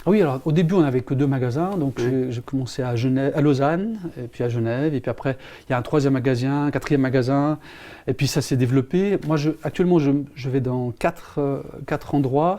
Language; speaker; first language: French; native; French